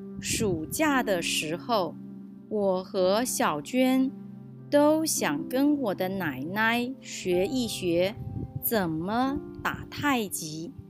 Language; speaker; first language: Chinese; early bilingual, heritage; English